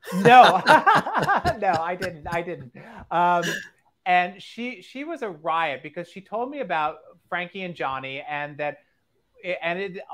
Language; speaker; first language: English; native; English